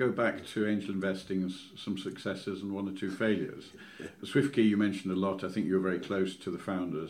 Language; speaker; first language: English; native; English